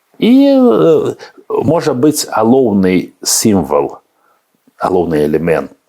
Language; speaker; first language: Belarusian; non-native, learner; Russian